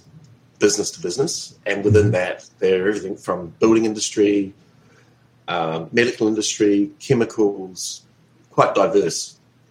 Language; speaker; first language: English; native; English